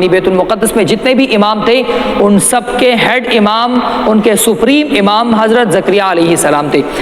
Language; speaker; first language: Urdu; non-native, local second language; Pashto